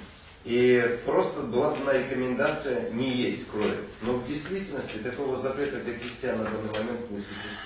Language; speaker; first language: Russian; native; Russian